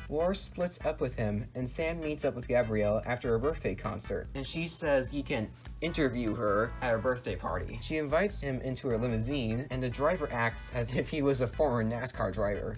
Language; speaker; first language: English; native; English